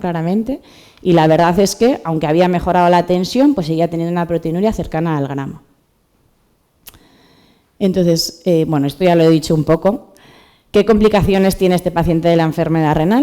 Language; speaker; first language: Spanish; native; Spanish